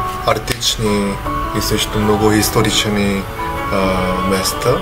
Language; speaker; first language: Bulgarian; non-native, learner; Korean